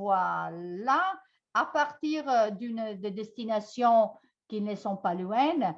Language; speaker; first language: French; non-native, fluent; Italian